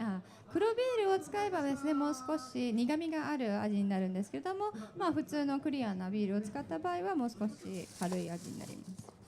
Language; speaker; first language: Japanese; native; Japanese